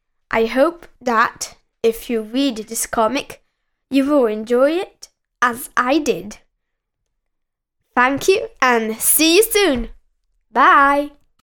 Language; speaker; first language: English; non-native, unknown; Italian